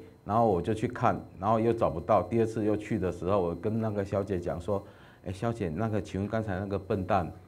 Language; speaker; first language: Chinese; native; Chinese